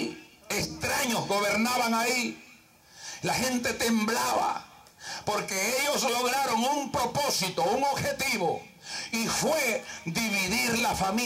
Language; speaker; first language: Spanish; native; Spanish